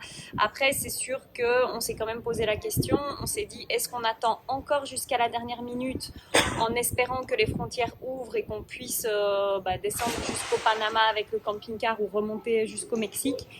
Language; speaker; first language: French; native; French